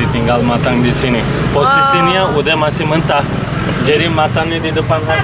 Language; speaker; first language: Indonesian; non-native, fluent; Turkish